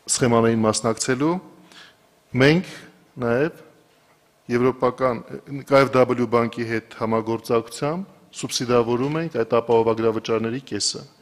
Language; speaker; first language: Armenian; native; Armenian